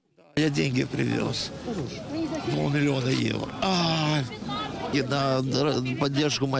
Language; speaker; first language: Ukrainian; non-native, learner; German